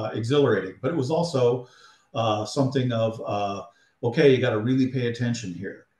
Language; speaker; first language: English; native; English